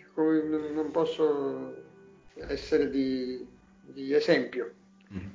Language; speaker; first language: Italian; non-native, local second language; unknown